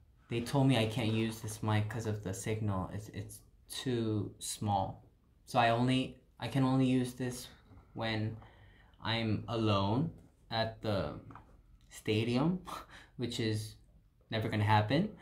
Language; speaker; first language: English; early bilingual, other home language; Korean